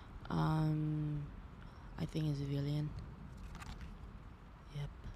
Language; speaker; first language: English; non-native, local second language; Chinese